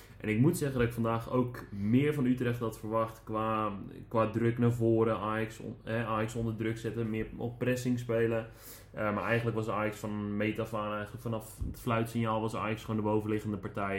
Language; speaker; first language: Dutch; native; Dutch